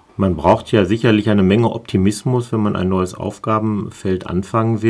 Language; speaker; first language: German; native; German